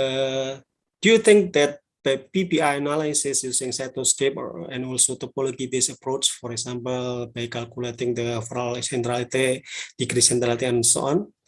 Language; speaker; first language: English; non-native, learner; Indonesian